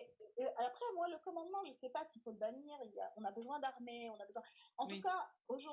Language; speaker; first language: French; native; French